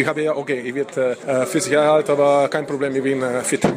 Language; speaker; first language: German; non-native, fluent; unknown